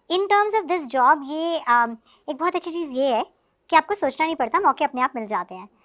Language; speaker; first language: Hindi; native; Hindi